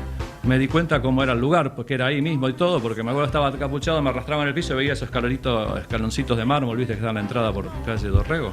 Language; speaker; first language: Spanish; native; Spanish